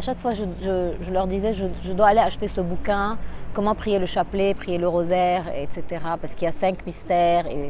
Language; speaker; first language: French; non-native, local second language; Arabic